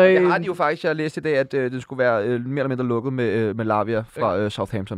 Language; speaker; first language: Danish; native; Danish